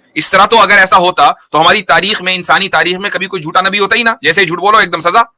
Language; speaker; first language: Urdu; native; Urdu